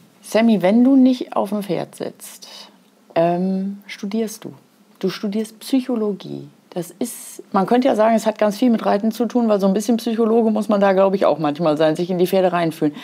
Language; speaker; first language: German; native; German